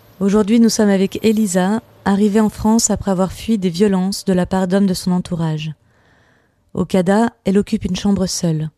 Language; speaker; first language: French; native; French